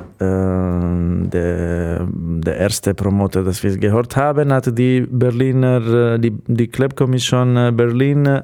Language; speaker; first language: German; non-native, fluent; Italian